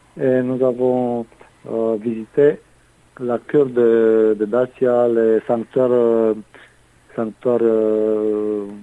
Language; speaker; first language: French; non-native, fluent; Romanian